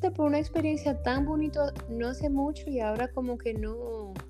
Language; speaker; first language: Spanish; early bilingual, heritage; Spanish